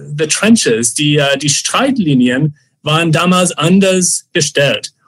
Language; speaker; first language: German; non-native, fluent; English